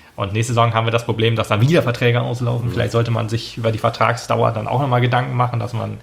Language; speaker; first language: German; native; German